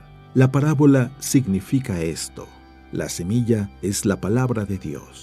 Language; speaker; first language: Spanish; native; Spanish